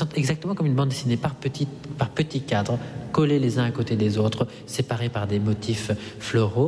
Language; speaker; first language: French; non-native, fluent; Italian